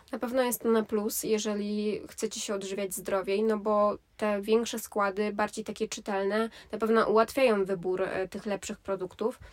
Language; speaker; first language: Polish; native; Polish